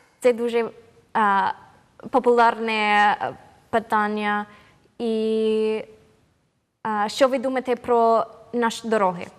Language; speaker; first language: Ukrainian; non-native, learner; English